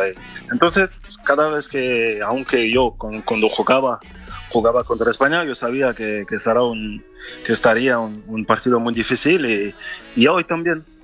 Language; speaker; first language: Spanish; non-native, fluent; French